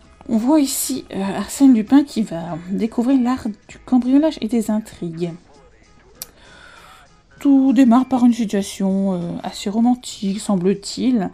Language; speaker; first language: French; native; French